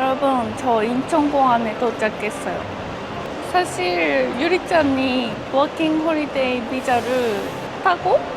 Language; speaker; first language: Korean; non-native, fluent; Japanese